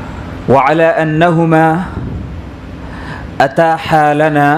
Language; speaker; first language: Arabic; non-native, fluent; Urdu